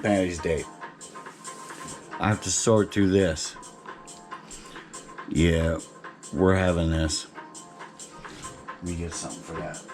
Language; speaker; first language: English; native; English